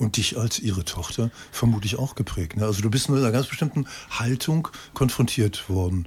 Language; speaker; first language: German; native; German